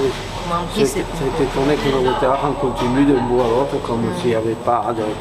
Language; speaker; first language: French; native; French